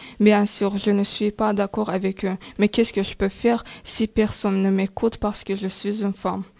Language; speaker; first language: French; non-native, learner; Azerbaijani